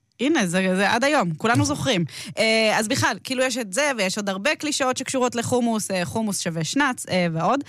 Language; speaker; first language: Hebrew; native; Hebrew